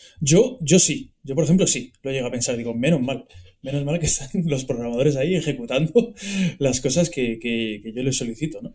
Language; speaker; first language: Spanish; native; Spanish